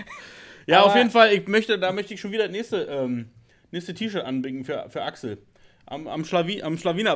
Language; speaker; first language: German; native; German